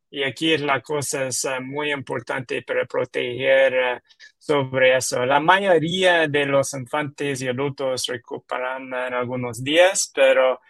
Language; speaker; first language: Spanish; non-native, learner; English